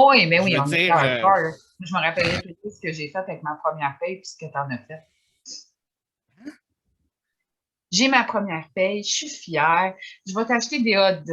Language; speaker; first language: French; native; French